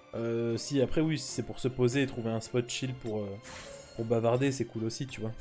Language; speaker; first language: French; native; French